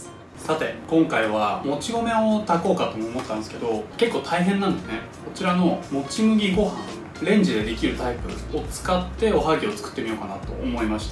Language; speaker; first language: Japanese; native; Japanese